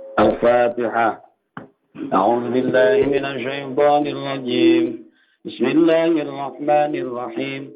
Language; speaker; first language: Arabic; non-native, fluent; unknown